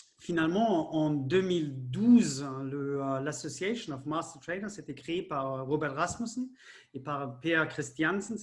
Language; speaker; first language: French; non-native, fluent; German